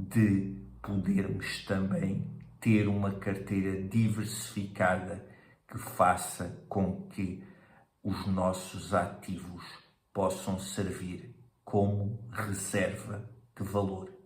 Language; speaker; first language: Portuguese; native; Portuguese